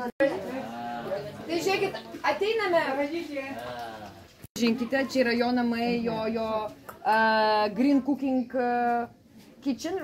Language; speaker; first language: Lithuanian; native; Lithuanian